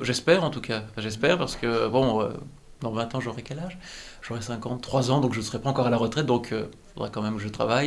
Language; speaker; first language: French; native; French